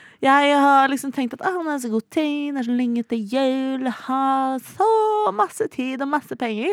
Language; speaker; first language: Norwegian; native; Norwegian